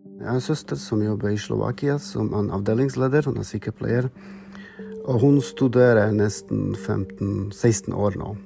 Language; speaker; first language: Norwegian; non-native, fluent; Slovak